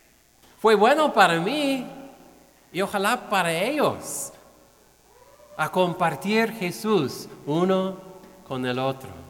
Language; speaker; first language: Spanish; non-native, fluent; English